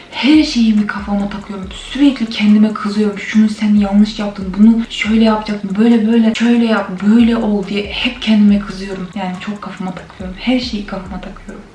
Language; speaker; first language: Turkish; non-native, fluent; Kyrgyz